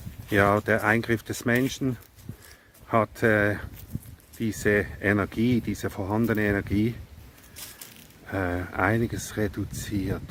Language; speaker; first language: German; native; German